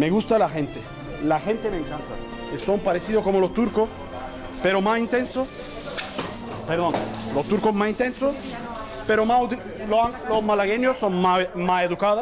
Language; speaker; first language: Spanish; non-native, learner; Turkish